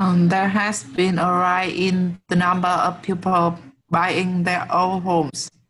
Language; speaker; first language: English; non-native, learner; Vietnamese